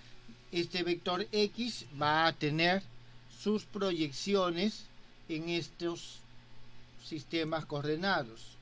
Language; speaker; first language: Spanish; native; Spanish